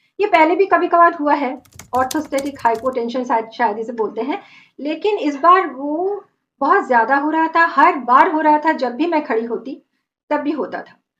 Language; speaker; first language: Hindi; non-native, local second language; Bangla